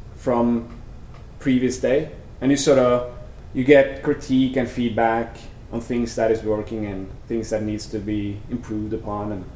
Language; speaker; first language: English; non-native, fluent; Norwegian